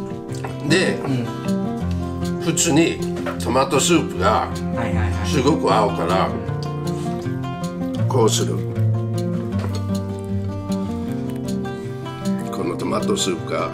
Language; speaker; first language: Japanese; non-native, learner; English